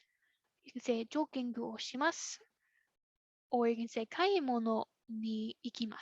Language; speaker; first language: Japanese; non-native, fluent; English